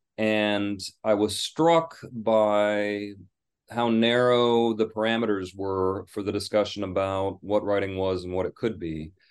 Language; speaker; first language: English; native; English